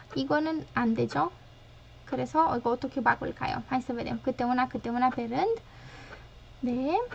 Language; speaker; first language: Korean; non-native, fluent; Romanian